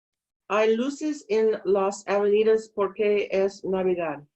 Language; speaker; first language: Spanish; non-native, learner; English